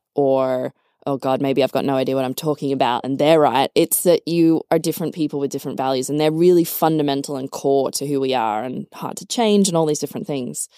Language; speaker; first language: English; native; English